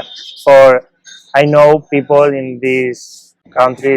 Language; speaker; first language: English; non-native, learner; Spanish